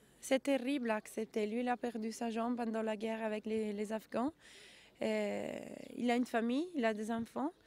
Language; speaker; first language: French; non-native, local second language; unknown